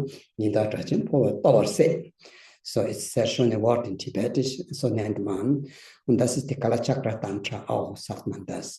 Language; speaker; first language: German; non-native, learner; Tibetan